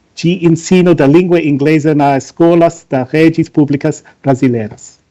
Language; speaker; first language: Portuguese; non-native, learner; English